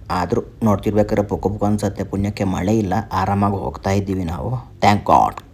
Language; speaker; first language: Kannada; non-native, local second language; Tulu